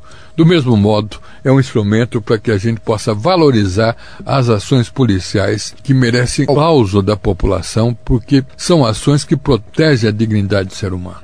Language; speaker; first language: Portuguese; native; Portuguese